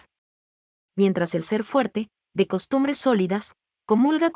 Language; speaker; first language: Spanish; native; Spanish